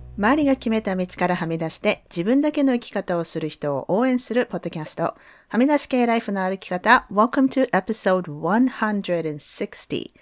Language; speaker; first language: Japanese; native; Japanese